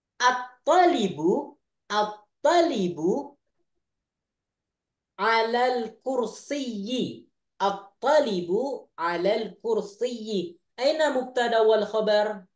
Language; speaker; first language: Arabic; non-native, fluent; Indonesian